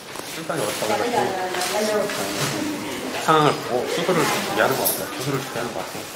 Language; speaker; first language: Korean; native; Korean